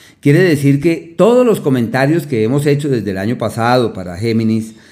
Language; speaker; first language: Spanish; native; Spanish